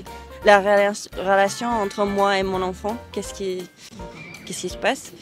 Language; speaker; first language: French; non-native, learner; English